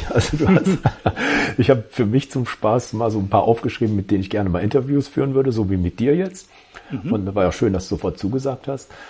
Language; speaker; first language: German; native; German